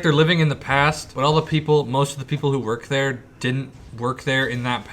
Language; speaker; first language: English; native; English